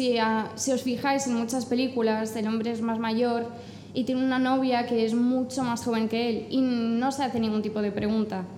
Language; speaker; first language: Spanish; non-native, fluent; English